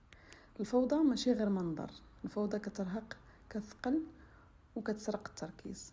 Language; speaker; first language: Arabic; native; Arabic